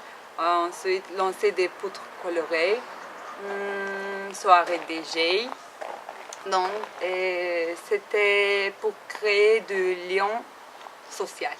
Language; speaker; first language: French; non-native, learner; Turkish